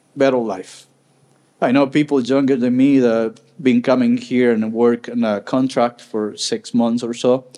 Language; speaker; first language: English; non-native, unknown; Spanish